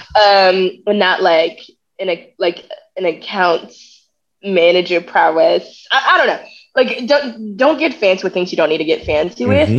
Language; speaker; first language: English; native; English